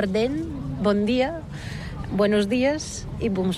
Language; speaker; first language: French; non-native, learner; Bulgarian